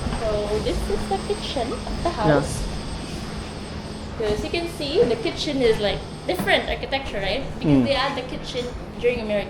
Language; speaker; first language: English; non-native, local second language; Filipino